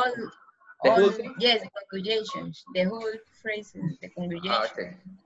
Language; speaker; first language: English; non-native, learner; Spanish